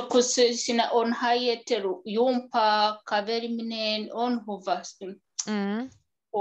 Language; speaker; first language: Finnish; non-native, learner; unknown